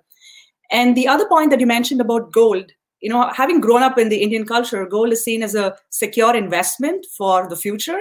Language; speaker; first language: English; non-native, local second language; Tamil